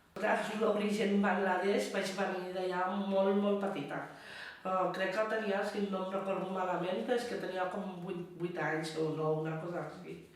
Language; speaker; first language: Catalan; early bilingual, other home language; Bangla